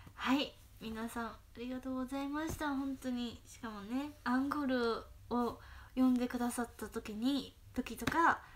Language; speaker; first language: Japanese; non-native, fluent; Chinese